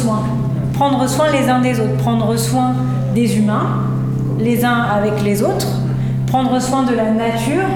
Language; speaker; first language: French; native; French